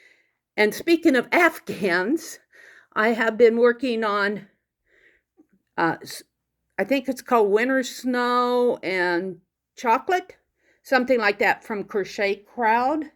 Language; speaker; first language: English; native; English